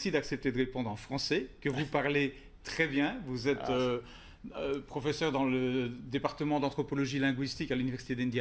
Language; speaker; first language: French; native; French